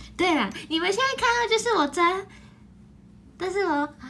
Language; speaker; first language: Chinese; non-native, fluent; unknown